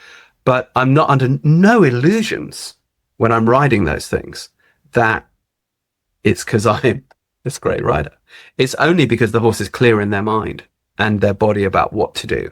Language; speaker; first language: English; native; English